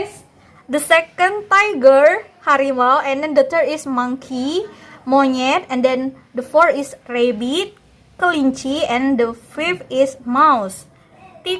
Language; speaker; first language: English; non-native, fluent; Indonesian